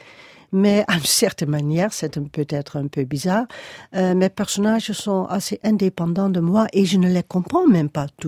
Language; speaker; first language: French; non-native, fluent; Dutch